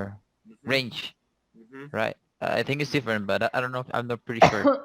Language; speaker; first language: English; non-native, learner; Spanish